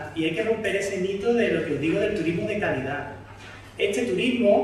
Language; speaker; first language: Spanish; native; Spanish